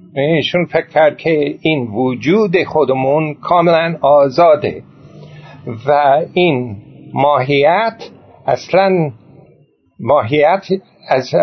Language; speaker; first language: Persian; non-native, fluent; English